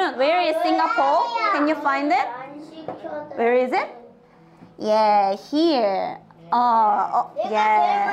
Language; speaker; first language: English; non-native, fluent; Korean